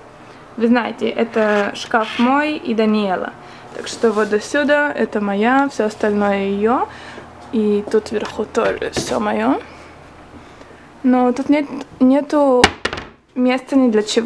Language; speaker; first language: Russian; early bilingual, heritage; Russian